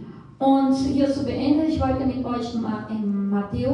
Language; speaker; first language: German; non-native, fluent; Portuguese